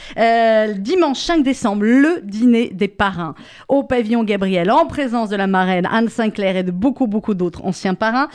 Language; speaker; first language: French; native; French